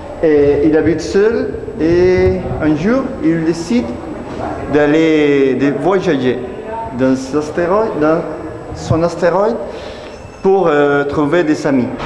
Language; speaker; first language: French; non-native, learner; Spanish